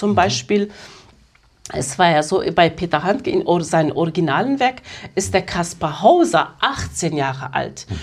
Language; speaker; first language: German; early bilingual, other home language; Kurdish